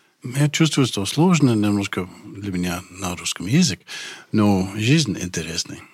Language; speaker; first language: Russian; non-native, learner; English